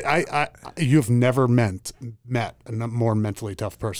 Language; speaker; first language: English; native; English